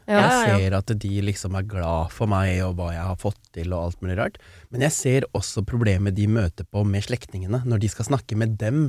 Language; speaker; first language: Norwegian; early bilingual, other home language; Tamil